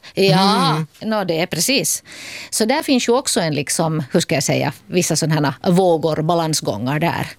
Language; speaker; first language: Swedish; native; Swedish